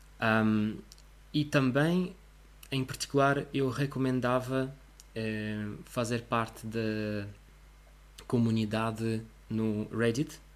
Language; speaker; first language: Portuguese; non-native, fluent; Russian